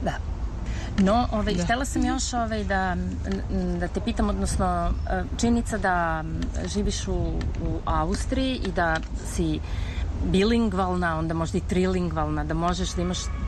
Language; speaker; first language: Serbian; native; Serbian